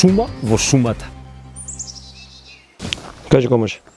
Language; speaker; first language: Macedonian; native; Macedonian